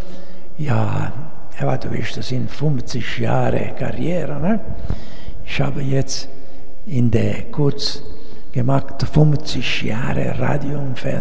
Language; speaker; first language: German; non-native, fluent; Italian